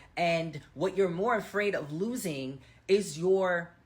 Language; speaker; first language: English; native; English